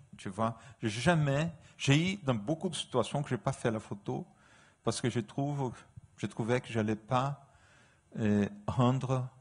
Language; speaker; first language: French; non-native, fluent; Portuguese